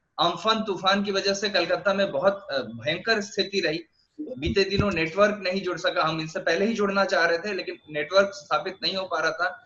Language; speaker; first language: Hindi; native; Hindi